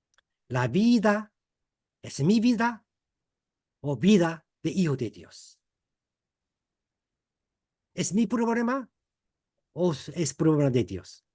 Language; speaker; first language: Spanish; non-native, fluent; Korean